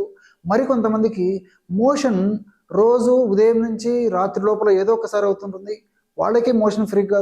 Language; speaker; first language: Telugu; native; Telugu